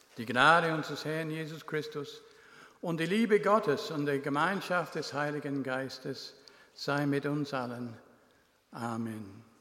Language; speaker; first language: German; non-native, fluent; English